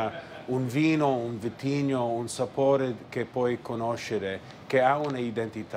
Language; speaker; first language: Italian; early bilingual, heritage; Italian